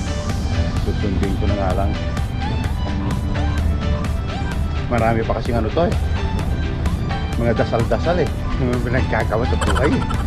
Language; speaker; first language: Filipino; native; Filipino